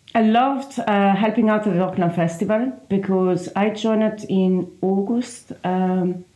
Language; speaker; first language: English; non-native, fluent; Italian